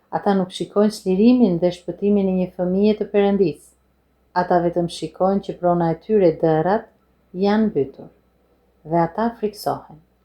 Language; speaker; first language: Albanian; non-native, fluent; English